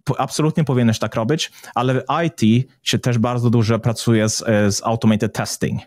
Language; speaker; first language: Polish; early bilingual, heritage; Polish